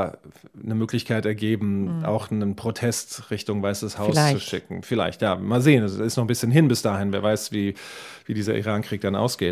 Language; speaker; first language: German; native; German